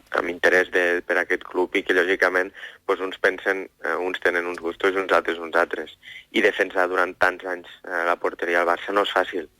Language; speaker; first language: Catalan; native; Catalan